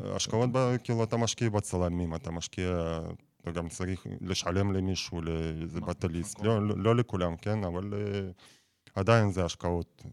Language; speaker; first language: Hebrew; non-native, fluent; Russian